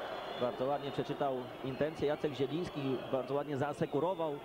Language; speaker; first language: Polish; native; Polish